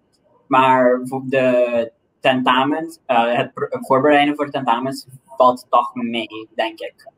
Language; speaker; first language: Dutch; non-native, local second language; Papiamento